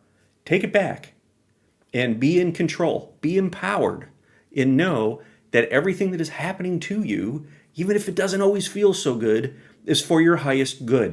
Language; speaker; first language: English; native; English